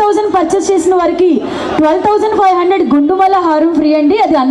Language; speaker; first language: Telugu; native; Telugu